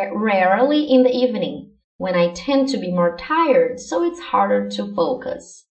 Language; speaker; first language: English; non-native, fluent; Portuguese